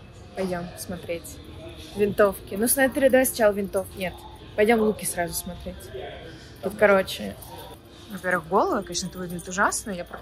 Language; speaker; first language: Russian; native; Russian